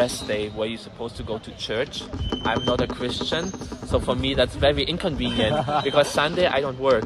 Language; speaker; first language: English; non-native, fluent; German